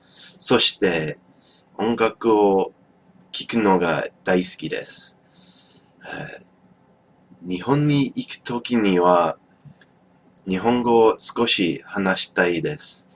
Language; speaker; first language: Japanese; non-native, learner; English